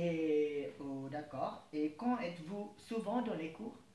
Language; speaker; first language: French; non-native, fluent; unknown